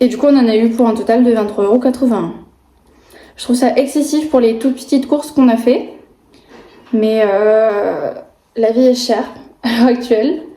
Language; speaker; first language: French; native; French